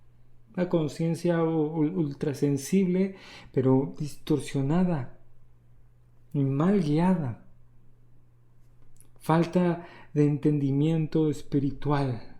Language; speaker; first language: Spanish; native; Spanish